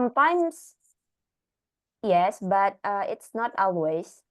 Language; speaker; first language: English; non-native, learner; Indonesian